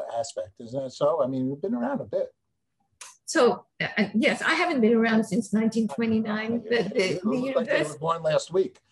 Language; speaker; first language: English; native; English